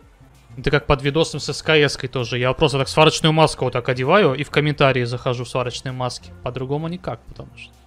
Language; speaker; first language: Russian; native; Russian